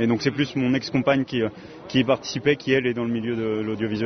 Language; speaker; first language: French; native; French